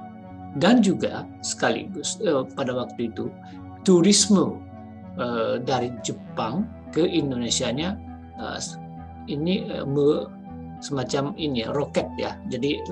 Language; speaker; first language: Indonesian; non-native, fluent; Japanese